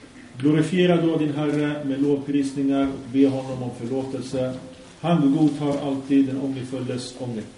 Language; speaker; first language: Swedish; early bilingual, other home language; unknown